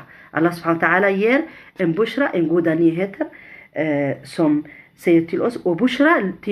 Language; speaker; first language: Swedish; non-native, fluent; Arabic